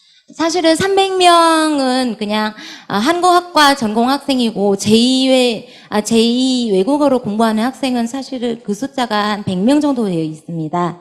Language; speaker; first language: Korean; non-native, fluent; Vietnamese